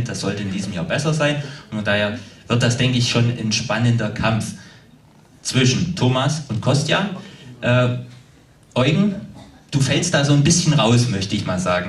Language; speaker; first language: German; native; German